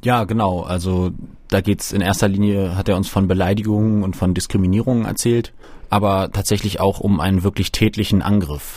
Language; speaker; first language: German; native; German